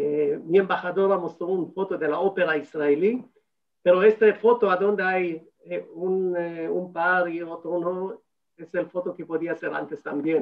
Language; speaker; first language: Spanish; non-native, fluent; Hebrew